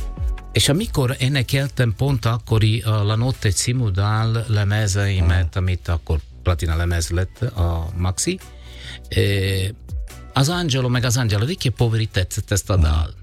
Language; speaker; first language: Hungarian; non-native, learner; Italian